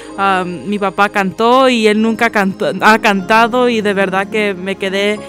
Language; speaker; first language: Spanish; early bilingual, heritage; Spanish